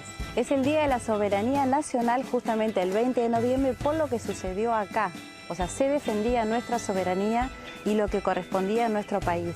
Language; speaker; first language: Spanish; native; Spanish